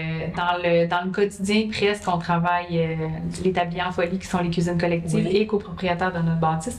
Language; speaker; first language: French; native; French